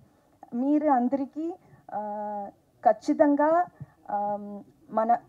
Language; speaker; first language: Telugu; non-native, learner; Tamil